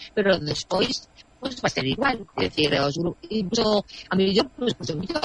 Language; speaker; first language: Spanish; non-native, local second language; Galician